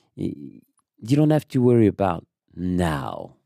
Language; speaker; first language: English; non-native, fluent; French